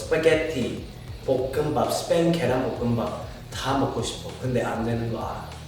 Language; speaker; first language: Korean; non-native, fluent; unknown